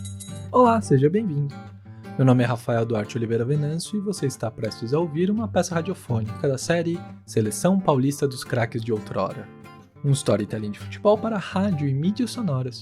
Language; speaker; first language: Portuguese; native; Portuguese